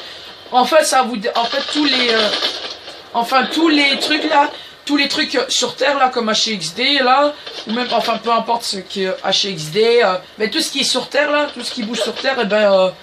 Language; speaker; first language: French; native; French